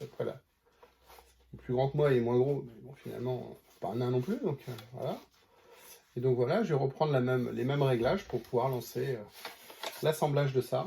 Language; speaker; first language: French; native; French